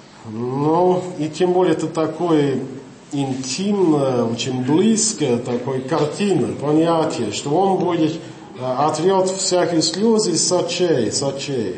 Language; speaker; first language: Russian; non-native, fluent; English